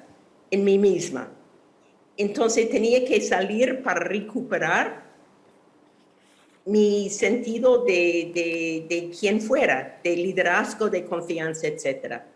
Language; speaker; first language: Spanish; non-native, fluent; English